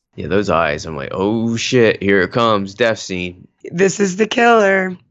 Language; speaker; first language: English; early bilingual, other home language; Filipino